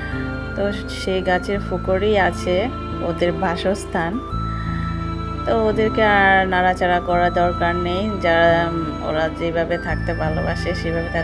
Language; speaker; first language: Bangla; native; Bangla